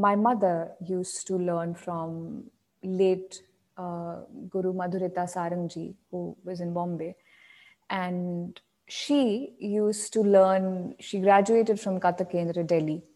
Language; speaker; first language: English; non-native, local second language; Marathi